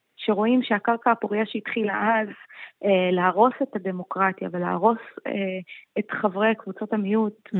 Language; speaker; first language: Hebrew; non-native, local second language; Arabic